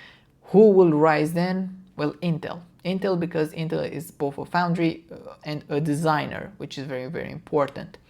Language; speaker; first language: English; non-native, fluent; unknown